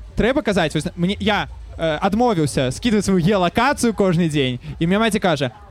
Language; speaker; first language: Belarusian; non-native, local second language; Russian